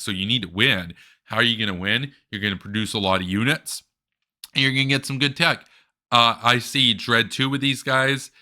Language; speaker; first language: English; native; English